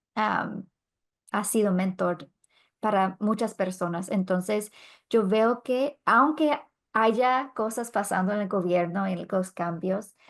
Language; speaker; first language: Spanish; non-native, fluent; English